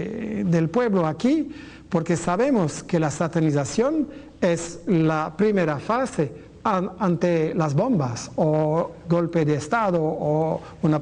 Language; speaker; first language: Spanish; non-native, fluent; French